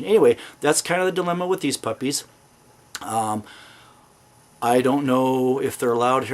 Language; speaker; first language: English; native; English